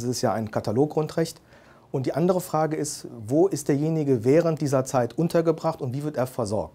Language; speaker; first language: German; native; German